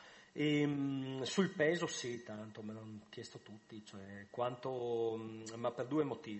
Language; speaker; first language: Italian; native; Italian